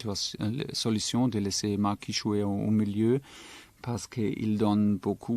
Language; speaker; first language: French; non-native, fluent; German